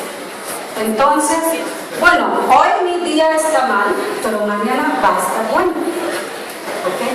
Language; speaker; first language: Spanish; non-native, learner; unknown